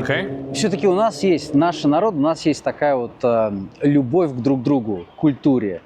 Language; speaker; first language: Russian; native; Russian